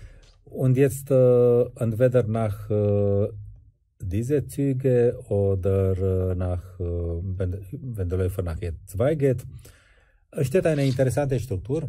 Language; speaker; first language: German; non-native, fluent; Romanian